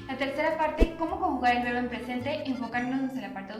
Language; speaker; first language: Spanish; native; Spanish